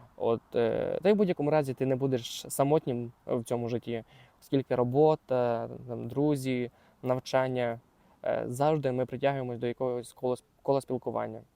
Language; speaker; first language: Ukrainian; non-native, local second language; Russian